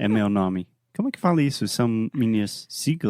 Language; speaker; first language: Portuguese; non-native, fluent; English